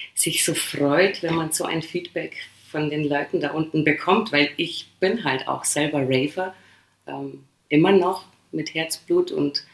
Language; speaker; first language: German; early bilingual, other home language; Polish